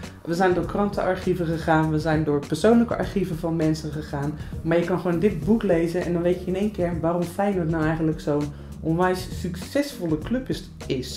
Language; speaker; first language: Dutch; native; Dutch